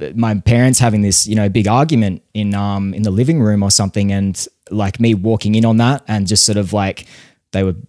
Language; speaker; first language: English; native; English